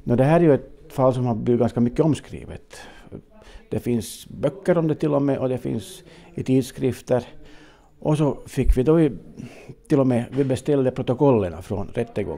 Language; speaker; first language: Swedish; native; Swedish